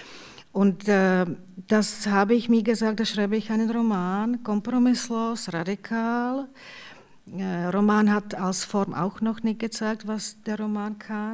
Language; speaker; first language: German; non-native, fluent; Czech